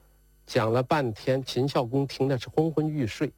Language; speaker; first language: Chinese; native; Chinese